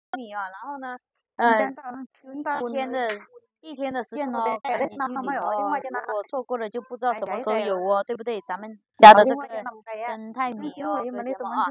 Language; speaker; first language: Chinese; native; Chinese